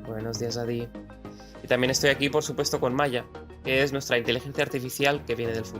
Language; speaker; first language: Spanish; native; Spanish